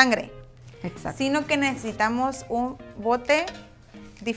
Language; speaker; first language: Spanish; native; Spanish